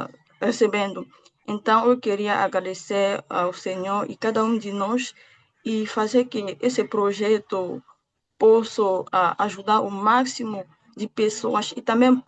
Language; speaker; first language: Portuguese; non-native, fluent; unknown